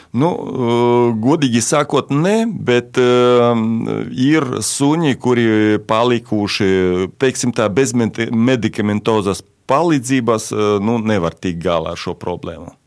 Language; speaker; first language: Latvian; non-native, local second language; Russian